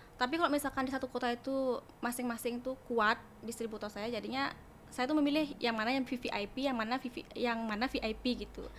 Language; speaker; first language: Indonesian; non-native, local second language; Balinese